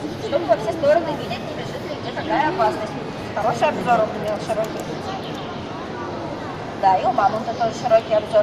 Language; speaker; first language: Russian; native; Russian